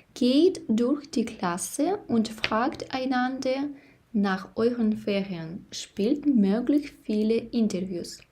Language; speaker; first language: German; non-native, fluent; Ukrainian